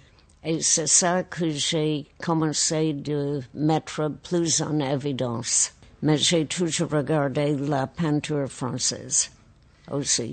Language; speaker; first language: French; non-native, fluent; English